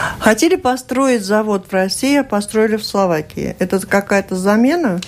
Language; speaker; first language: Russian; native; Russian